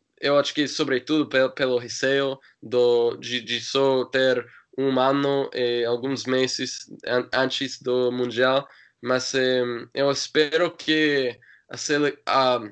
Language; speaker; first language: Portuguese; non-native, learner; English